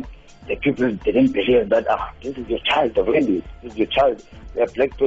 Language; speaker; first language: English; non-native, local second language; Xhosa